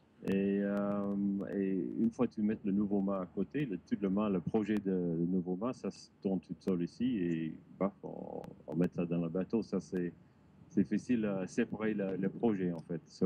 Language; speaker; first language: French; non-native, learner; English